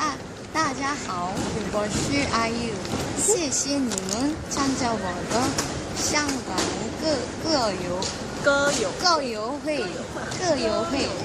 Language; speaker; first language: Chinese; non-native, learner; Korean